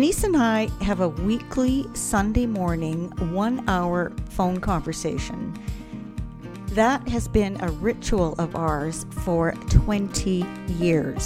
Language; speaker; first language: English; native; English